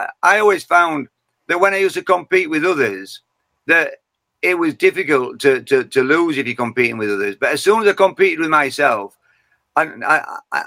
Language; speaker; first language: English; native; English